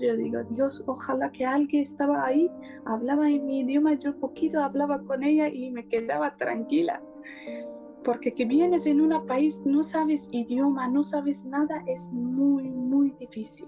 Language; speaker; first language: Spanish; non-native, learner; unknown